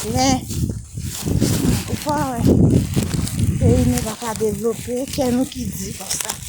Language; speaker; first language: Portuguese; non-native, learner; Haitian Creole